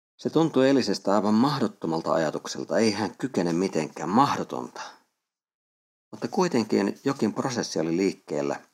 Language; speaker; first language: Finnish; native; Finnish